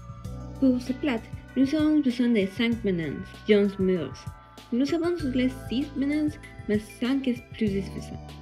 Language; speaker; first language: French; non-native, learner; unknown